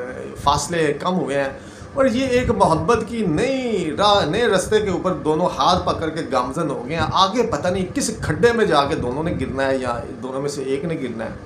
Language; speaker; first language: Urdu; non-native, local second language; Punjabi